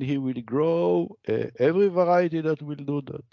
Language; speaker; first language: English; non-native, fluent; Hebrew